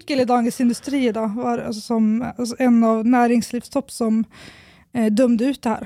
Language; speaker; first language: Swedish; early bilingual, other home language; Persian